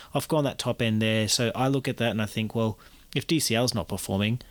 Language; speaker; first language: English; native; English